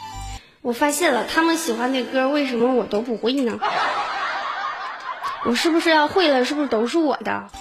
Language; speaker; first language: Chinese; native; Chinese